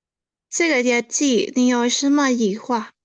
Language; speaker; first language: Chinese; non-native, learner; Spanish